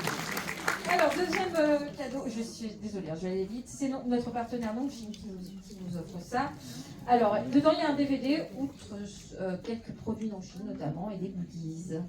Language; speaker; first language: French; native; French